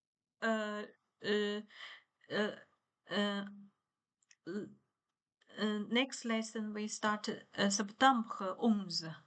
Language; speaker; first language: French; non-native, learner; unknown